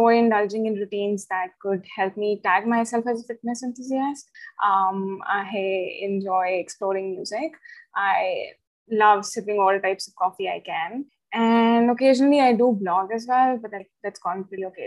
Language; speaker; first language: English; non-native, local second language; Hindi